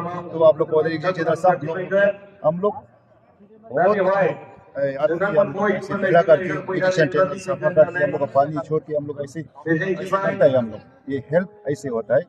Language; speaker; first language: Hindi; non-native, learner; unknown